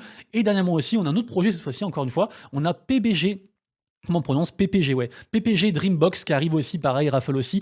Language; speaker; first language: French; native; French